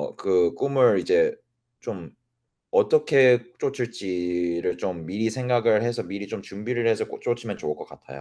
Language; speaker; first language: Korean; early bilingual, other home language; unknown